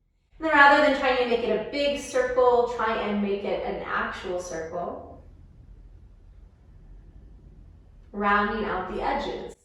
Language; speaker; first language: English; native; English